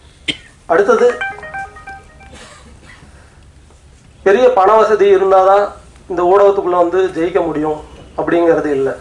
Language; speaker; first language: Tamil; native; Tamil